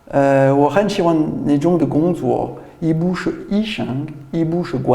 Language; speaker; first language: Chinese; non-native, learner; French